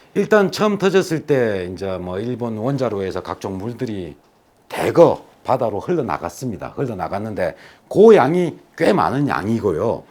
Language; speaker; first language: Korean; native; Korean